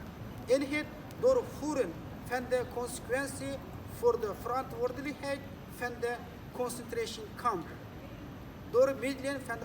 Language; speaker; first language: Dutch; non-native, fluent; Uyghur